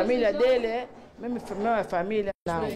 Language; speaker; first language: Portuguese; non-native, local second language; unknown